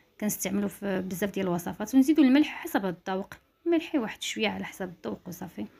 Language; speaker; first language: Arabic; native; Arabic